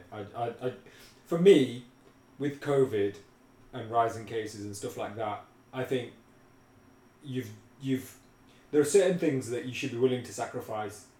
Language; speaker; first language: English; native; English